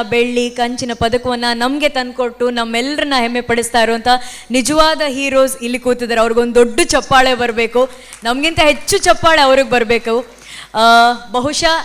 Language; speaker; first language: Kannada; non-native, local second language; Tulu